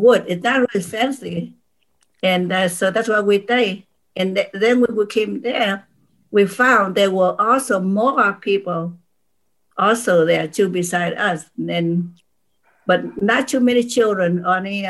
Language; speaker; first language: English; non-native, fluent; Vietnamese